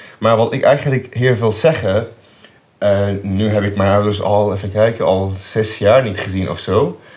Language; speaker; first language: Dutch; non-native, fluent; Arabic